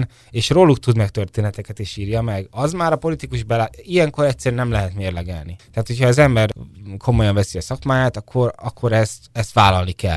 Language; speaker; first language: Hungarian; native; Hungarian